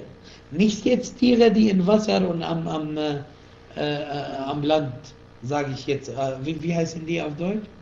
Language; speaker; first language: German; non-native, fluent; Arabic